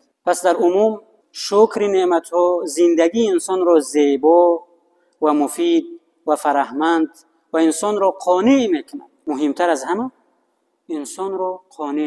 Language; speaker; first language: Persian; native; Persian